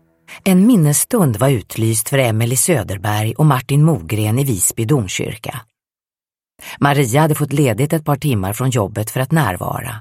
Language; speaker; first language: Swedish; native; Swedish